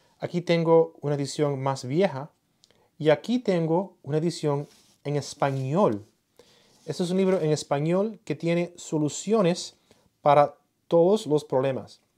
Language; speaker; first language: Spanish; early bilingual, heritage; Spanish